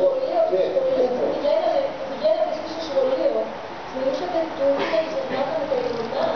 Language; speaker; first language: Greek; native; Greek